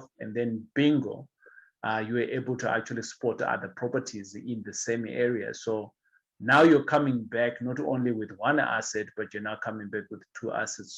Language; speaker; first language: English; non-native, local second language; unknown